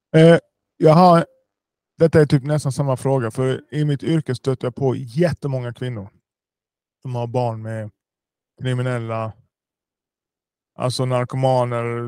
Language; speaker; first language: Swedish; early bilingual, other home language; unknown